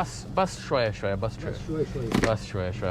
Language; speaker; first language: Arabic; non-native, learner; English